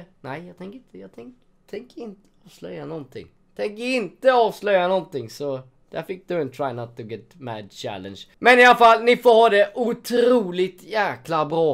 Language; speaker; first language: Swedish; native; Swedish